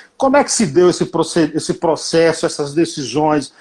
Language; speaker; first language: Portuguese; native; Portuguese